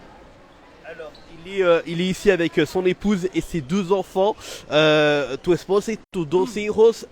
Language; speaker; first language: French; native; French